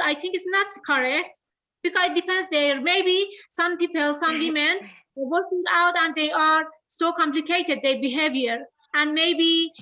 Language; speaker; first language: English; non-native, learner; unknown